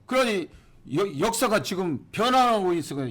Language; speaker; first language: Korean; native; Korean